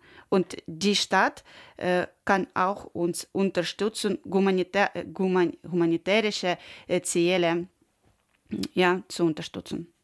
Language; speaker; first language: German; non-native, learner; Ukrainian